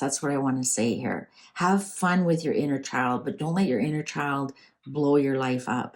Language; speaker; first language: English; native; English